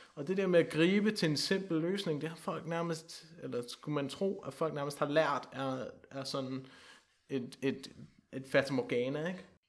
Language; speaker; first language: Danish; native; Danish